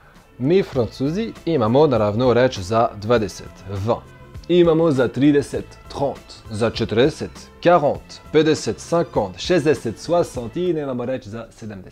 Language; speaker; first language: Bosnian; non-native, learner; French